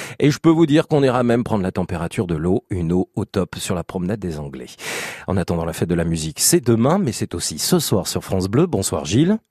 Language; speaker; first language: French; native; French